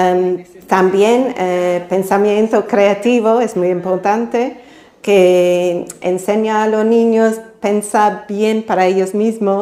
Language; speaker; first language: Spanish; non-native, fluent; English